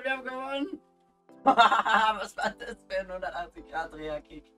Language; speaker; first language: German; native; German